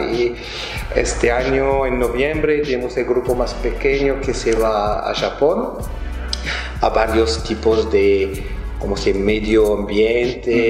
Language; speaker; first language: Spanish; non-native, fluent; French